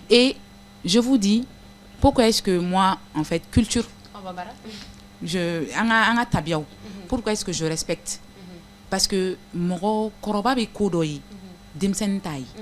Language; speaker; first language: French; non-native, local second language; Bambara